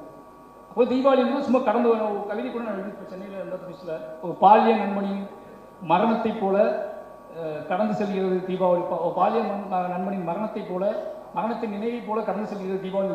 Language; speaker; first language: Tamil; native; Tamil